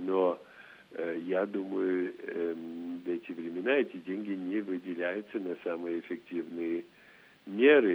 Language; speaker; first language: Russian; non-native, fluent; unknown